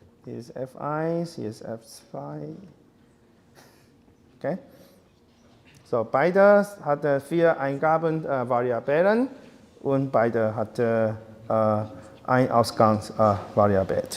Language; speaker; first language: German; non-native, learner; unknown